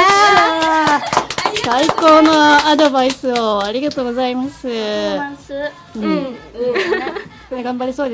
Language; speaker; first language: Japanese; native; Japanese